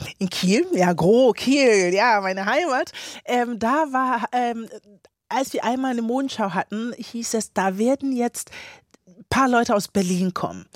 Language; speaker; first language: German; early bilingual, other home language; Akan